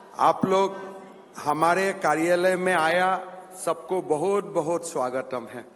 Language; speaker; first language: Hindi; non-native, local second language; Assamese